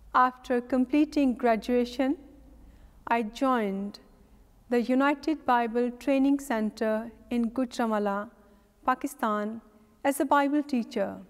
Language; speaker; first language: English; non-native, local second language; Punjabi